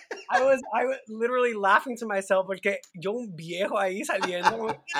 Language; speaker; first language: English; non-native, fluent; Spanish